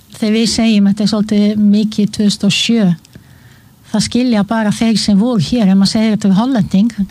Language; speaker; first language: Icelandic; non-native, fluent; Dutch